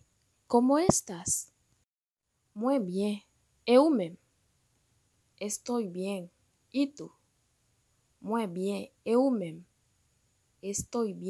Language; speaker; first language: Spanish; non-native, fluent; Haitian Creole